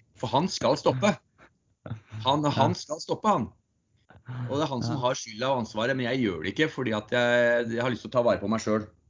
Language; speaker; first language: Norwegian; native; Norwegian